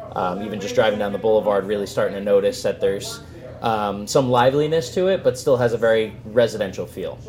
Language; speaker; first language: English; native; English